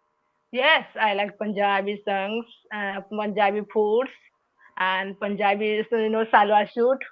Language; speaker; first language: English; non-native, learner; Odia